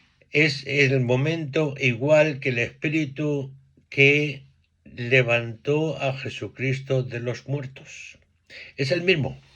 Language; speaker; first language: Spanish; native; Spanish